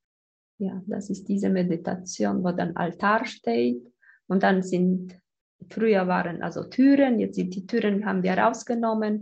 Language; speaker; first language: German; non-native, fluent; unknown